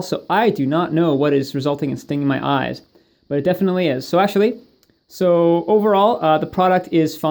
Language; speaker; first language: English; native; English